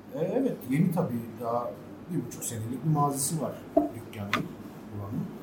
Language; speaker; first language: Turkish; non-native, local second language; Armenian